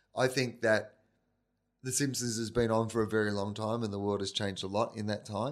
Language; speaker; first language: English; native; English